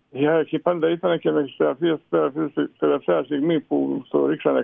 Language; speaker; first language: Greek; non-native, fluent; Serbian